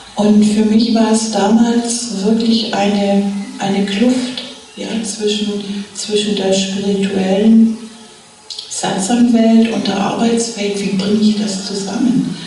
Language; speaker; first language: German; native; German